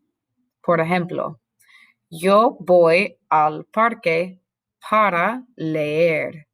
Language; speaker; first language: Spanish; non-native, fluent; English